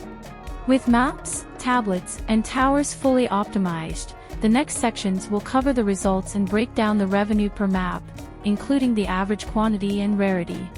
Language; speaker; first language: English; native; English